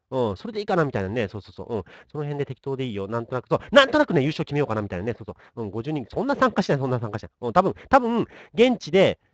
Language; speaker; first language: Japanese; native; Japanese